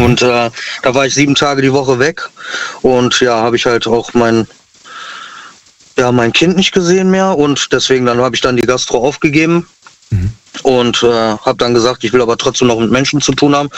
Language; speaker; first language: German; native; German